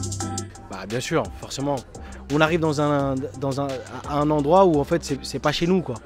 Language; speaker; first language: French; native; French